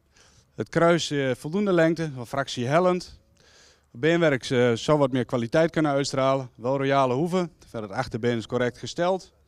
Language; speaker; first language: Dutch; native; Dutch